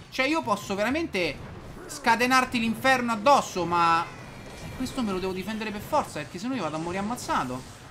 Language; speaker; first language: Italian; native; Italian